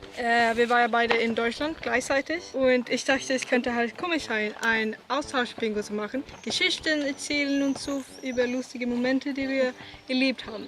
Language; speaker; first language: German; non-native, fluent; Swedish